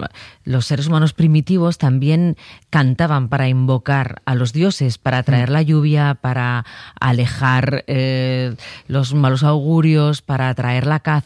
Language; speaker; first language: Spanish; native; Spanish